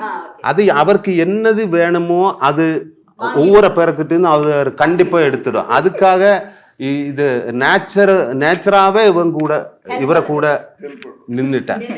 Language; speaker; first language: Tamil; non-native, learner; Malayalam